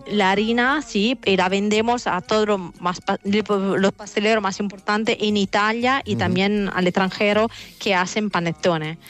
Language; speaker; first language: Spanish; non-native, learner; Italian